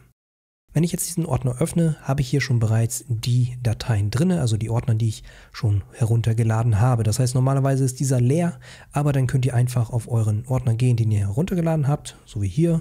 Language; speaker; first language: German; native; German